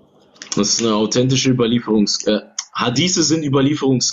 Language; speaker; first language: German; native; German